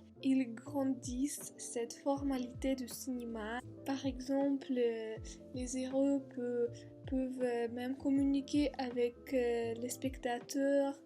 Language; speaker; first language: French; non-native, learner; Russian